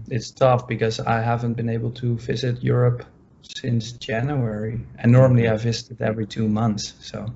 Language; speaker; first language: English; non-native, fluent; Dutch